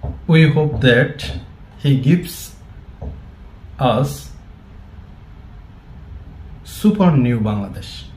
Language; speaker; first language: English; non-native, learner; Bangla